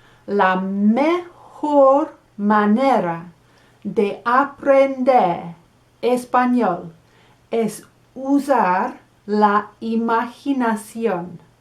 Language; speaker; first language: Spanish; non-native, fluent; English